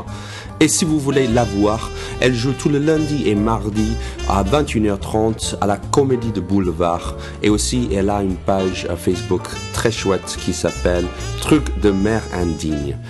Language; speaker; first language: French; non-native, fluent; English